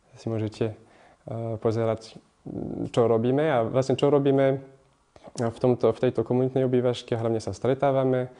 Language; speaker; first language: Slovak; non-native, fluent; French